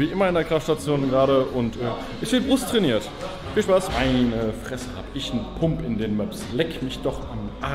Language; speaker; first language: German; native; German